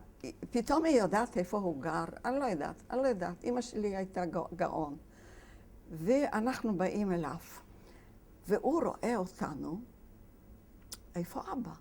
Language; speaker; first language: Hebrew; non-native, fluent; Polish